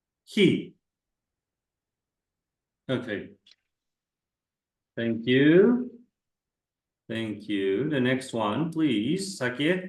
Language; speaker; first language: English; non-native, fluent; Kazakh